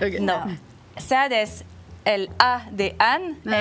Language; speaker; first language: Spanish; non-native, learner; French